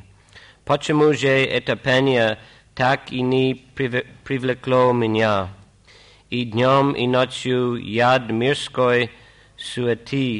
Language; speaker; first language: Russian; native; Russian